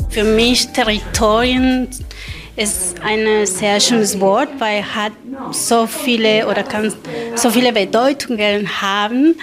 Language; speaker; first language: German; non-native, learner; Spanish